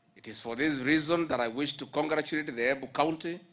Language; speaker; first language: English; non-native, local second language; Kikuyu